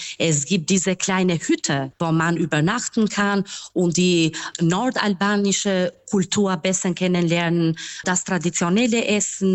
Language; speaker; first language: German; non-native, fluent; Albanian